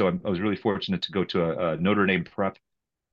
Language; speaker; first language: English; native; English